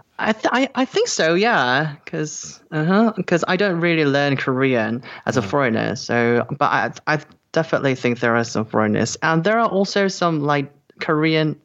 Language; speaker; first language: English; non-native, fluent; Korean